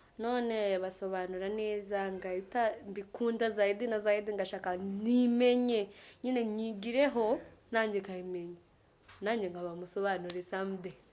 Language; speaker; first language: Kinyarwanda; non-native, fluent; Kikuyu